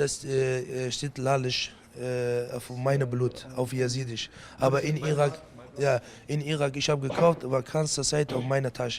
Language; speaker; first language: German; non-native, learner; Kurdish